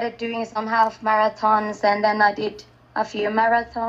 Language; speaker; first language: English; non-native, fluent; Finnish